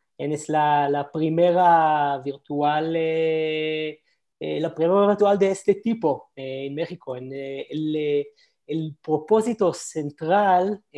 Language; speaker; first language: Spanish; non-native, learner; Hebrew